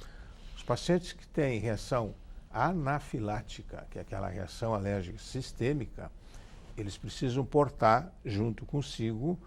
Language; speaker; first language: Portuguese; native; Portuguese